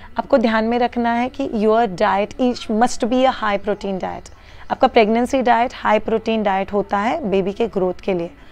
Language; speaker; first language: Hindi; native; Hindi